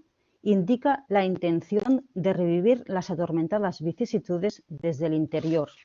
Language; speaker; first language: Spanish; native; Spanish